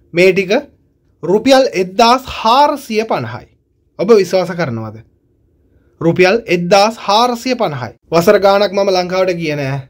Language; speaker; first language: Sinhala; non-native, local second language; Tamil